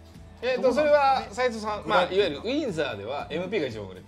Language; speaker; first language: Japanese; native; Japanese